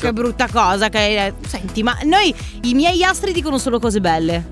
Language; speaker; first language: Italian; native; Italian